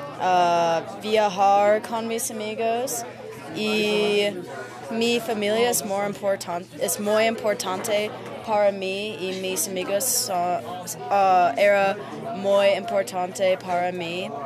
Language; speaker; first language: Spanish; non-native, learner; English